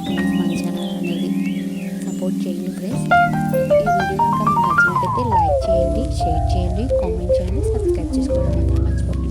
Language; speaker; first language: Telugu; native; Telugu